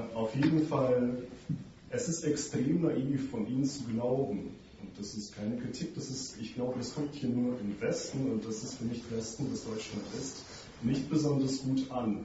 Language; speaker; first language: German; non-native, fluent; Russian